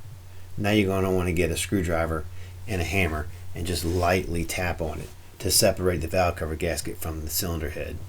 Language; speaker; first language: English; native; English